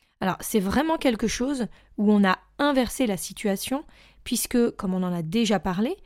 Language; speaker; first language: French; native; French